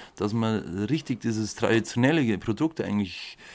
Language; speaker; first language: German; native; German